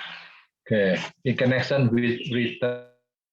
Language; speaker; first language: English; non-native, fluent; Indonesian